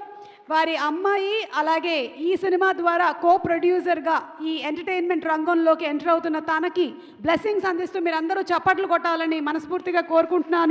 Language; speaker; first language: Telugu; native; Telugu